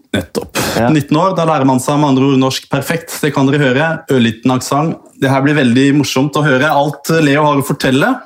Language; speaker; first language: Norwegian; native; Norwegian